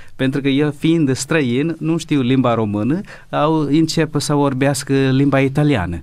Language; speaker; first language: Romanian; non-native, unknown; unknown